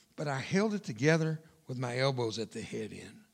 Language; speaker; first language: English; early bilingual, other home language; Spanish